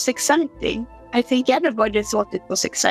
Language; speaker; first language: English; non-native, fluent; Swedish